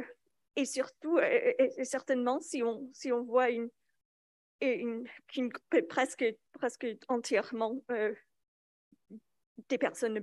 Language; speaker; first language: French; non-native, local second language; English